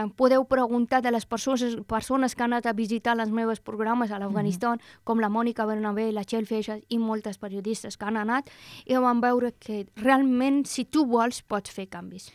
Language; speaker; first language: Catalan; non-native, fluent; Persian